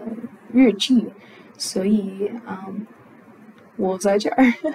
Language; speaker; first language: Chinese; non-native, fluent; English